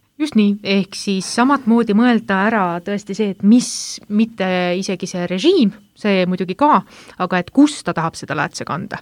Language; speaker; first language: Estonian; native; Estonian